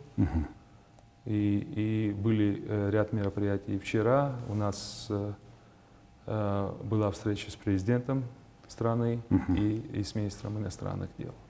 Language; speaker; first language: Russian; non-native, local second language; Georgian